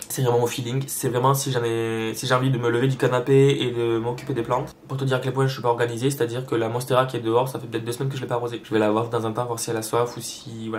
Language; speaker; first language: French; native; French